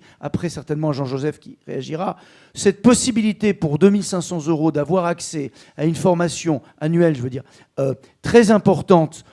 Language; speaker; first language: French; native; French